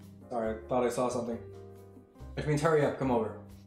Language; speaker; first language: English; native; English